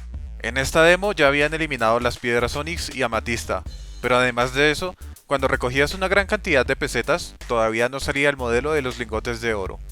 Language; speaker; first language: Spanish; native; Spanish